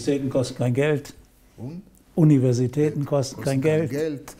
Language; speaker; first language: German; native; German